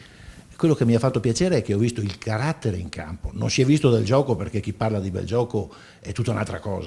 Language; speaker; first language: Italian; native; Italian